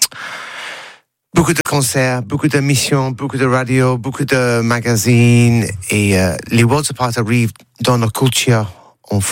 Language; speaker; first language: French; non-native, learner; English